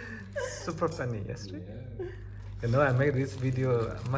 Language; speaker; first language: English; non-native, learner; Chinese